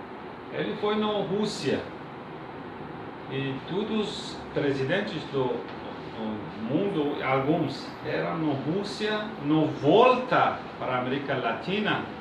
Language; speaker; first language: Portuguese; non-native, learner; Persian